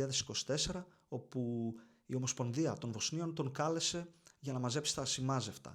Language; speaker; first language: Greek; native; Greek